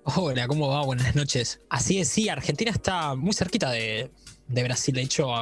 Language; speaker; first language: Spanish; native; Spanish